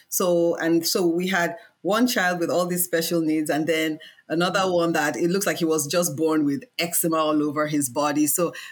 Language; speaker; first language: English; non-native, local second language; Yoruba